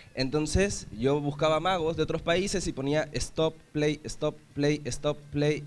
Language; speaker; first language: Spanish; native; Spanish